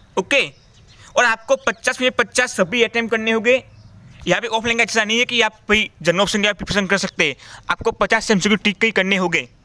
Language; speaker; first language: Hindi; non-native, local second language; Gujarati